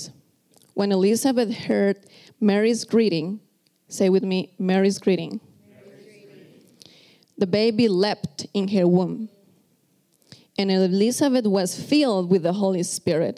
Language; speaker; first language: English; non-native, fluent; Spanish